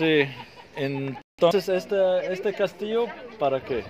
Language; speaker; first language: Spanish; non-native, fluent; Arabic